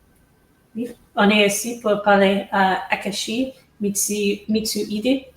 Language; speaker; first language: French; non-native, fluent; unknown